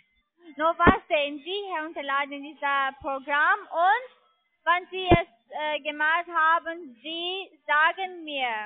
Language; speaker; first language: German; non-native, learner; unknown